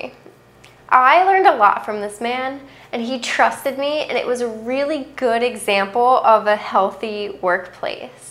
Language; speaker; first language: English; native; English